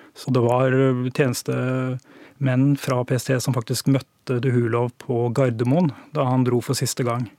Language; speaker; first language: Norwegian; native; Norwegian